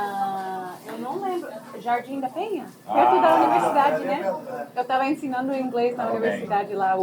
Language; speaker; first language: Portuguese; early bilingual, heritage; Portuguese